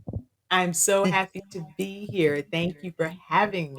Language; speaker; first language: English; native; English